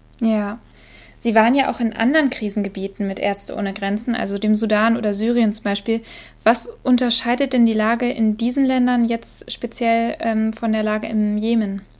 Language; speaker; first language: German; native; German